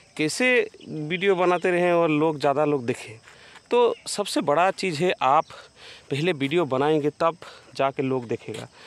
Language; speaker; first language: Hindi; non-native, local second language; Bangla